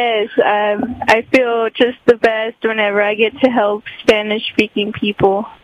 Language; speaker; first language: English; early bilingual, other home language; Spanish